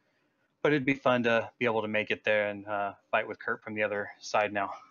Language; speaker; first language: English; native; English